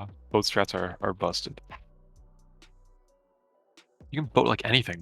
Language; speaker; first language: English; native; English